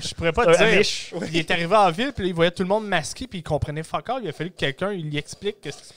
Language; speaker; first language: French; native; French